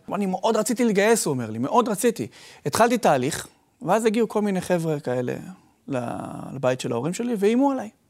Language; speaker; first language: Hebrew; native; Hebrew